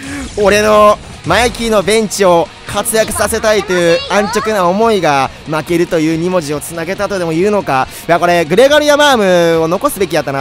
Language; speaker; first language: Japanese; native; Japanese